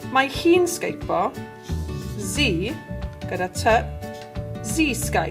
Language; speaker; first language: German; non-native, learner; Welsh